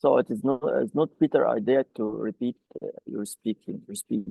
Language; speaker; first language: English; non-native, fluent; Arabic